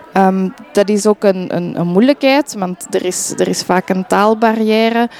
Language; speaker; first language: Dutch; native; Dutch